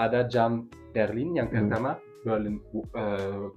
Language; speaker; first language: Indonesian; non-native, learner; German